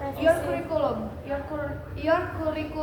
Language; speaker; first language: English; non-native, learner; Indonesian